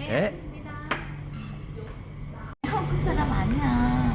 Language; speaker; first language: Korean; non-native, learner; Vietnamese